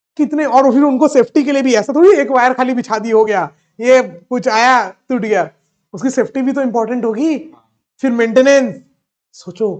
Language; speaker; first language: Hindi; native; Hindi